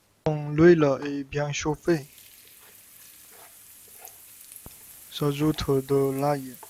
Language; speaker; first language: French; non-native, learner; Chinese